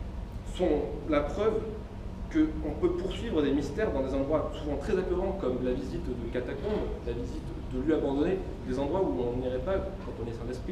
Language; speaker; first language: French; native; French